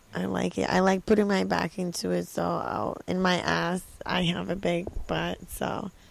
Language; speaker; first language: English; non-native, fluent; Portuguese